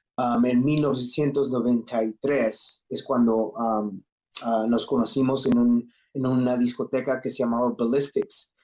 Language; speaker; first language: Spanish; early bilingual, heritage; English